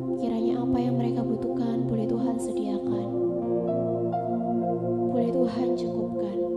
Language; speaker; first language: Indonesian; native; Indonesian